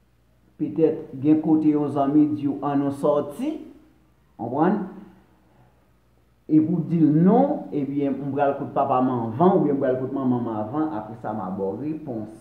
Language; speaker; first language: French; non-native, local second language; Haitian Creole